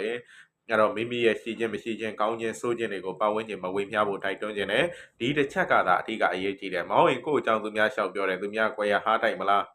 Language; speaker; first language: Burmese; native; Burmese